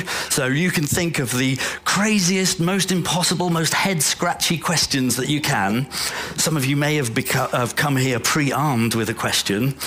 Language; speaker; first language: English; native; English